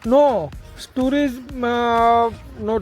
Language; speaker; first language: English; non-native, learner; Gujarati